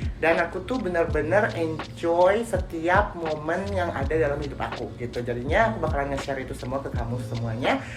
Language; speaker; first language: Indonesian; non-native, local second language; Balinese